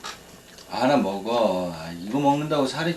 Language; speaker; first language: Korean; native; Korean